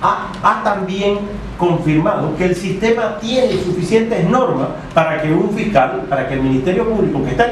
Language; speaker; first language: Spanish; native; Spanish